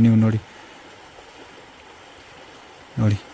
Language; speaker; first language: Kannada; non-native, fluent; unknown